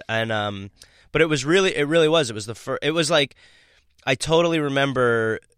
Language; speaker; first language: English; native; English